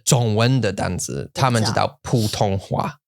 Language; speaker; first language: Chinese; non-native, learner; English